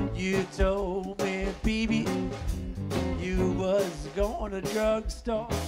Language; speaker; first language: English; native; English